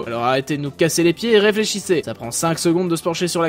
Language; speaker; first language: French; native; French